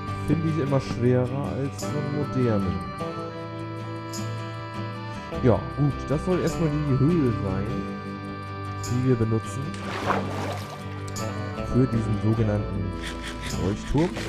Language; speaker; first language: German; native; German